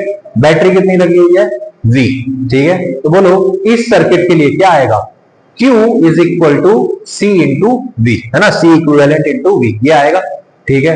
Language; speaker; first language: Hindi; native; Hindi